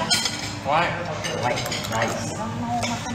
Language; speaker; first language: English; non-native, learner; Vietnamese